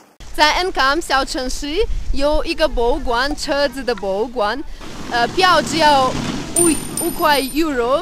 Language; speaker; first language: Chinese; non-native, fluent; Russian